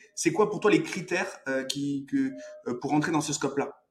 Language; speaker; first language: French; native; French